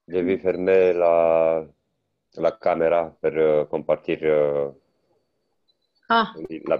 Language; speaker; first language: Spanish; non-native, learner; French